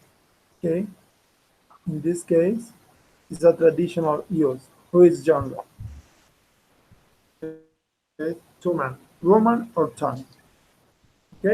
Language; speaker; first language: English; non-native, fluent; Spanish